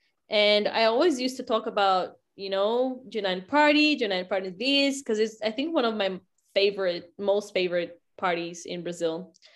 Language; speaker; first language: English; non-native, fluent; Portuguese